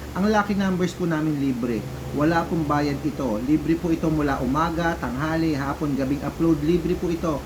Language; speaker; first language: Filipino; native; Filipino